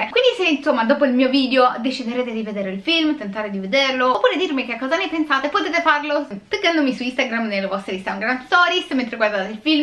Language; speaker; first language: Italian; native; Italian